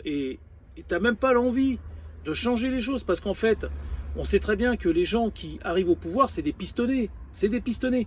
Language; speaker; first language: French; native; French